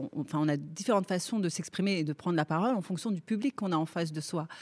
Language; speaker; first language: French; native; French